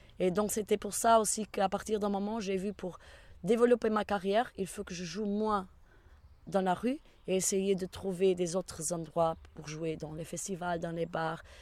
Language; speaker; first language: French; non-native, fluent; Portuguese